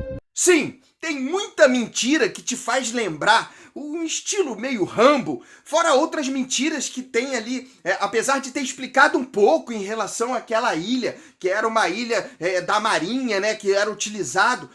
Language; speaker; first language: Portuguese; native; Portuguese